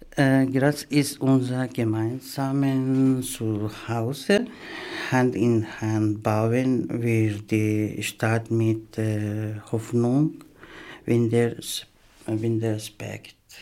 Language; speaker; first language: German; non-native, learner; Persian